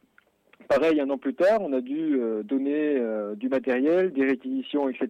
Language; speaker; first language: French; native; French